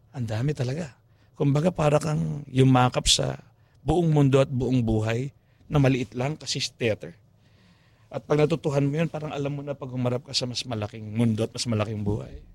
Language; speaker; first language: Filipino; non-native, local second language; Pampanga